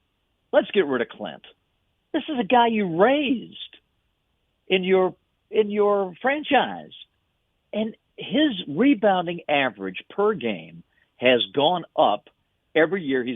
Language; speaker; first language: English; native; English